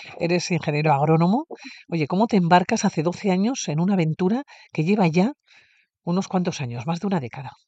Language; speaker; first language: Spanish; native; Spanish